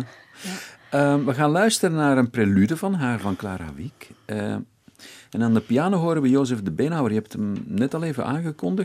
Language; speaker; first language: Dutch; native; Dutch